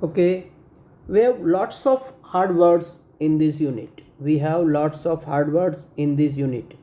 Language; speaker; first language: English; non-native, local second language; Gujarati